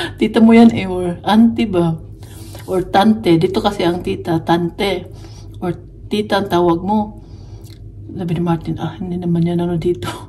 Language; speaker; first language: Filipino; non-native, local second language; Cebuano